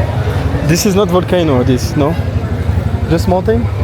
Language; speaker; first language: English; non-native, learner; French